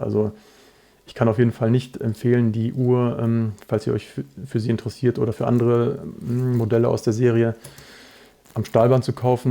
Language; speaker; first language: German; native; German